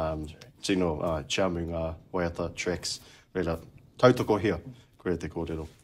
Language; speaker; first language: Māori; non-native, local second language; English